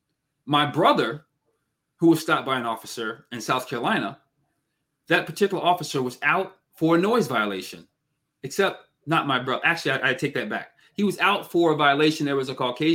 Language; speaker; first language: English; native; English